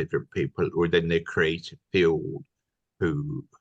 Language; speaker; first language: English; native; English